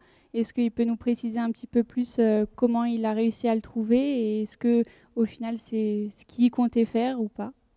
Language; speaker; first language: French; native; French